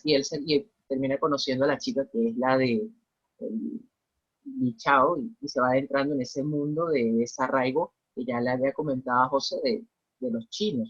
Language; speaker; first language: Spanish; native; Spanish